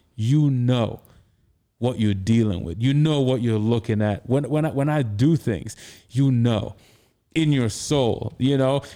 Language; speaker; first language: English; non-native, local second language; Igbo